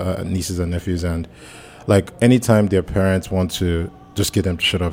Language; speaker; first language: English; non-native, local second language; Yoruba